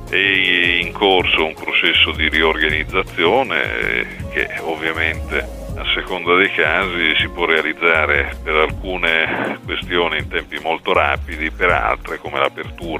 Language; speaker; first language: Italian; native; Italian